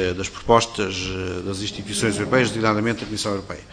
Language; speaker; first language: Portuguese; native; Portuguese